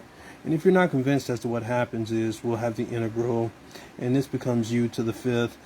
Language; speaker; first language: English; native; English